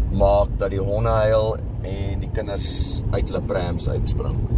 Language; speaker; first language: Afrikaans; native; Afrikaans